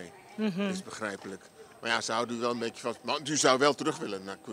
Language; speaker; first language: Dutch; native; Dutch